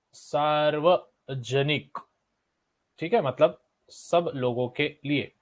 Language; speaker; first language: Hindi; non-native, local second language; Marathi